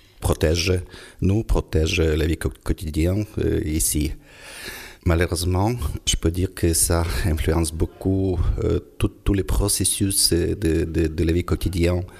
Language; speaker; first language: French; non-native, fluent; Ukrainian